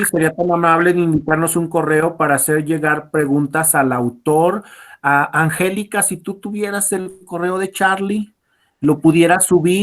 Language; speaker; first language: Spanish; native; Spanish